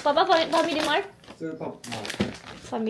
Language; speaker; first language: English; non-native, local second language; Filipino